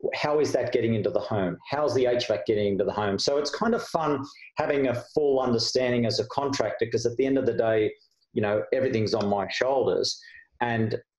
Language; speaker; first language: English; native; English